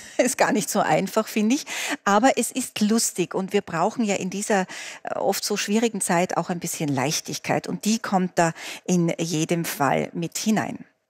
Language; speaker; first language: German; native; German